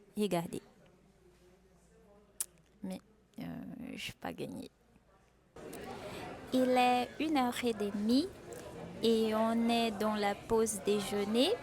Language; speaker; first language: French; non-native, fluent; Portuguese